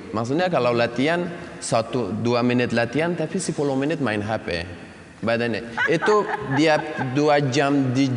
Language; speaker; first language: Indonesian; non-native, learner; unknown